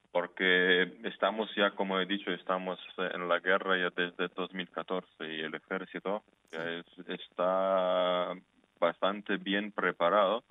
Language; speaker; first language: Spanish; non-native, fluent; Ukrainian